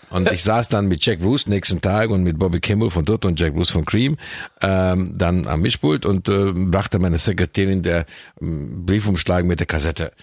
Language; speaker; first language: German; non-native, fluent; Hungarian